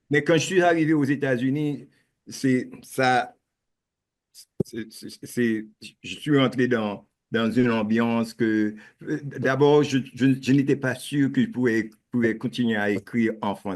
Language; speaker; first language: French; non-native, local second language; Haitian Creole